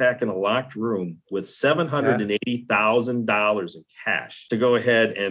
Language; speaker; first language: English; native; English